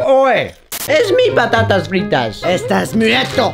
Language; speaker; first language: Spanish; non-native, learner; English